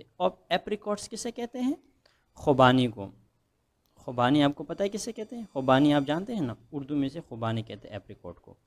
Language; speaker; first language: Urdu; non-native, local second language; Pashto